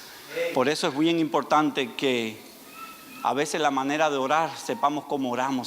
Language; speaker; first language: Spanish; native; Spanish